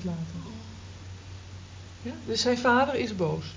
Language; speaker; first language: Dutch; native; Dutch